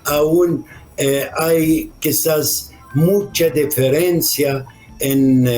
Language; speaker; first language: Spanish; non-native, fluent; Arabic